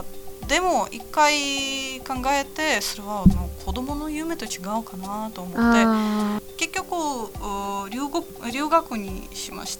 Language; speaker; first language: Japanese; non-native, fluent; Latvian